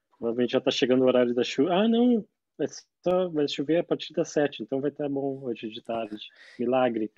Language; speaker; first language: Portuguese; native; Portuguese